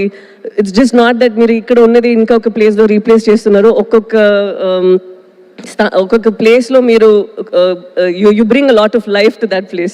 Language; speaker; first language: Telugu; non-native, local second language; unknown